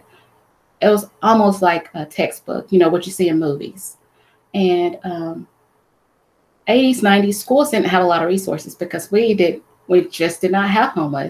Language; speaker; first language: English; native; English